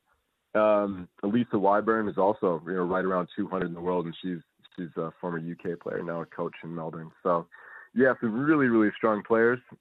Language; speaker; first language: English; native; English